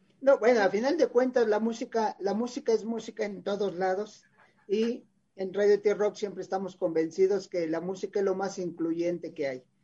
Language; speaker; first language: Spanish; native; Spanish